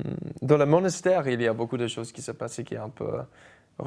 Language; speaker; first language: French; non-native, fluent; English